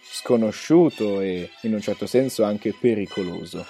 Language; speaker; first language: Italian; native; Italian